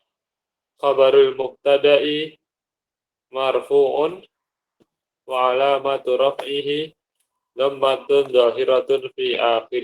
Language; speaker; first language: Arabic; non-native, learner; Indonesian